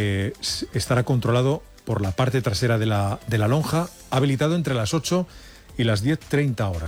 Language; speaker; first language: Spanish; native; Spanish